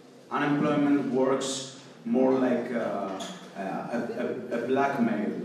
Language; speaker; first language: English; non-native, fluent; Italian